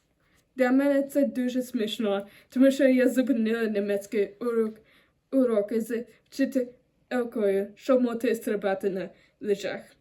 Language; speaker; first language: Ukrainian; non-native, learner; German